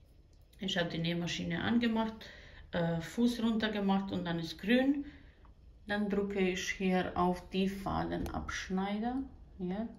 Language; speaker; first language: German; non-native, fluent; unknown